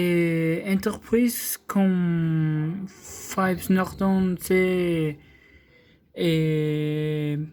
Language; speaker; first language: French; non-native, learner; Spanish